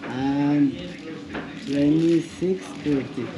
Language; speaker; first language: English; non-native, learner; Spanish